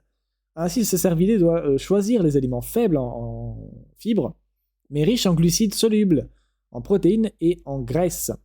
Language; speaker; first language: French; native; French